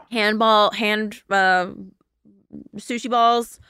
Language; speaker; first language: English; native; English